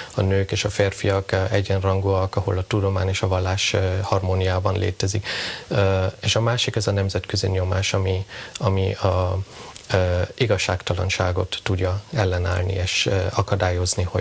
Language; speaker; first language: Hungarian; non-native, fluent; Persian